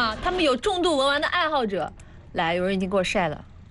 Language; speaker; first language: Chinese; native; Chinese